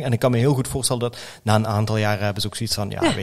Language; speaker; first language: Dutch; native; Dutch